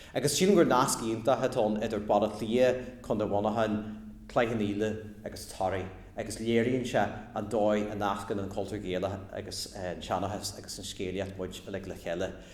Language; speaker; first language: Irish; native; Irish